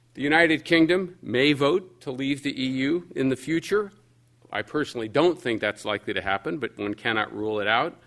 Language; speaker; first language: English; native; English